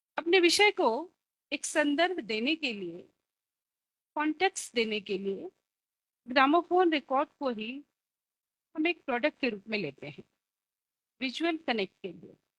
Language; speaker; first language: Hindi; native; Hindi